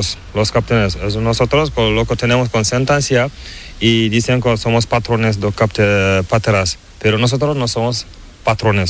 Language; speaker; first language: Spanish; non-native, learner; Fula